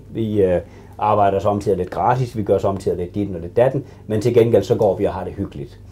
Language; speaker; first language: Danish; native; Danish